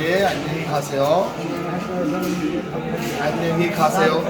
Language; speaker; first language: Korean; non-native, learner; Bangla